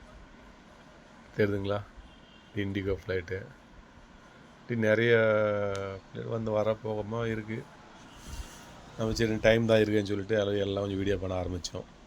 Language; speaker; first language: Tamil; native; Tamil